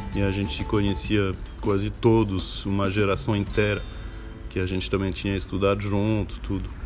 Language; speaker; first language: Portuguese; non-native, fluent; French